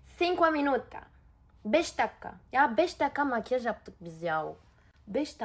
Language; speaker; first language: Turkish; early bilingual, heritage; Turkish